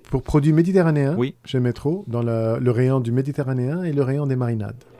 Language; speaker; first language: French; non-native, local second language; Arabic